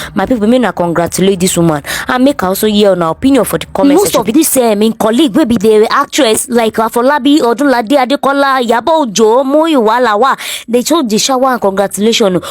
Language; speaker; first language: Nigerian Pidgin; non-native, local second language; Yoruba